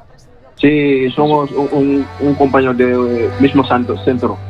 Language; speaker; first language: Spanish; non-native, learner; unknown